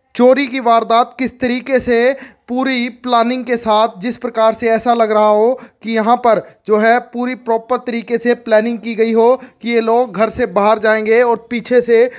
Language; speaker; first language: Hindi; native; Hindi